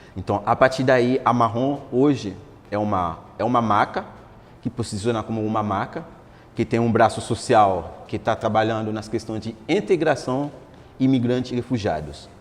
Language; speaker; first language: Portuguese; non-native, fluent; Haitian Creole